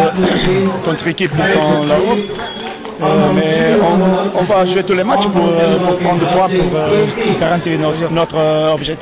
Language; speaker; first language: French; non-native, fluent; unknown